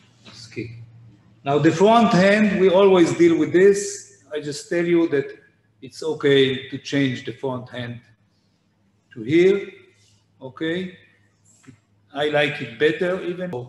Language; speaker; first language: English; non-native, fluent; Hebrew